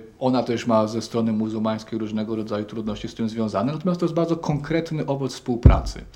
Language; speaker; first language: Polish; native; Polish